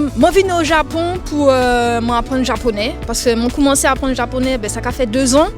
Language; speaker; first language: French; non-native, local second language; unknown